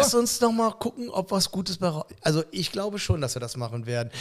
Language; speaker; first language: German; native; German